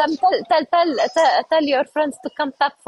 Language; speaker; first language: English; non-native, learner; Arabic